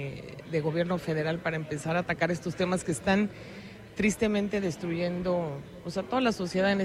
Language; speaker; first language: Spanish; native; Spanish